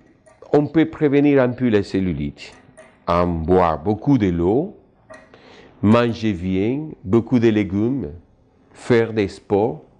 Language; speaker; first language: French; non-native, fluent; Spanish